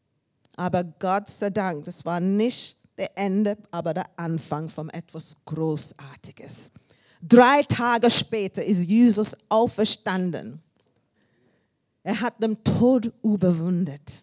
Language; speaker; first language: German; non-native, learner; English